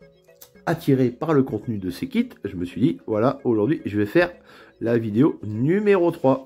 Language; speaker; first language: French; native; French